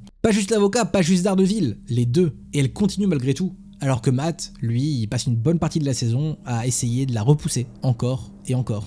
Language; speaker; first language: French; native; French